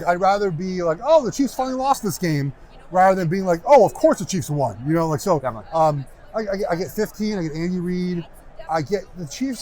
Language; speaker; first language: English; native; English